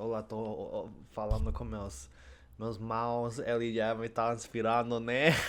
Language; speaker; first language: Portuguese; non-native, learner; English